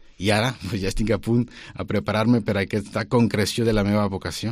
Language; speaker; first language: Catalan; non-native, fluent; Spanish